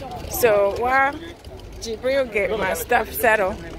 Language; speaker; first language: English; non-native, fluent; Wolof